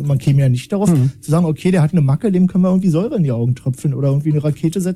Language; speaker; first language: German; native; German